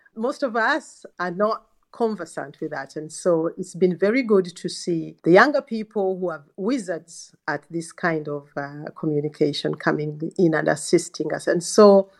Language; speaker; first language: English; non-native, local second language; Ganda